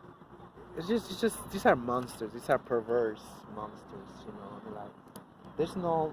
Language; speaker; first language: English; non-native, fluent; Spanish